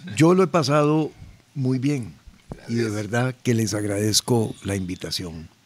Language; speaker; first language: Spanish; native; Spanish